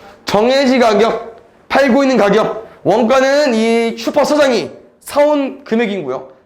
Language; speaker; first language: Korean; native; Korean